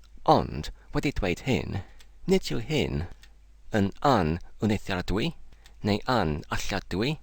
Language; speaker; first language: Welsh; non-native, fluent; English